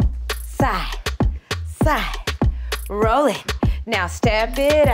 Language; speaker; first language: English; native; English